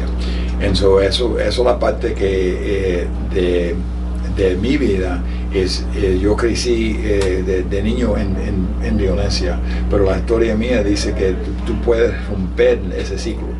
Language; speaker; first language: Spanish; early bilingual, heritage; Spanish